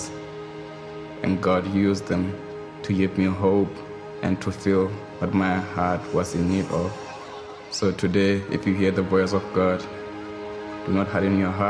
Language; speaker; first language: English; non-native, local second language; Southern Sotho